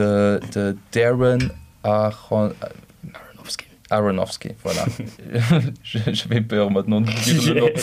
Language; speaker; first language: French; non-native, local second language; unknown